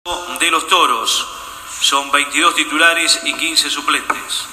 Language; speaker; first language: Spanish; native; Spanish